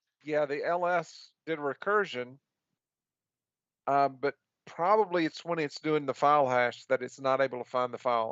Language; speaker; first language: English; native; English